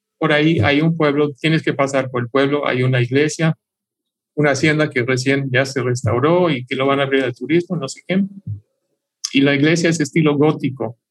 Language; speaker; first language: Spanish; non-native, fluent; English